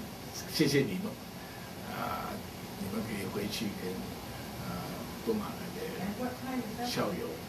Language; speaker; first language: Chinese; non-native, local second language; Cantonese